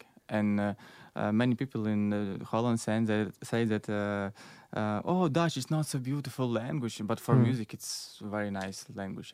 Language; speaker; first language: English; non-native, learner; Belarusian